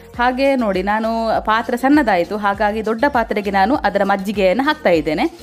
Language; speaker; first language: Kannada; non-native, local second language; Tulu